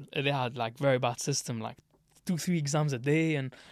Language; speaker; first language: English; early bilingual, other home language; Arabic